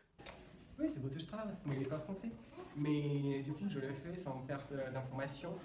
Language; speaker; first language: French; non-native, fluent; Russian